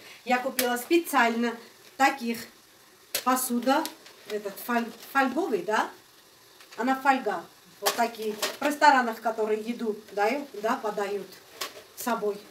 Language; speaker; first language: Russian; non-native, fluent; Armenian